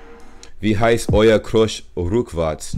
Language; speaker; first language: German; non-native, learner; English